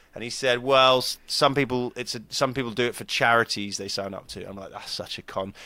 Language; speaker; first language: English; native; English